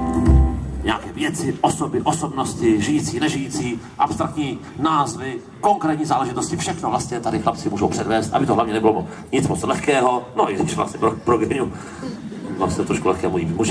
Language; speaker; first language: Czech; native; Czech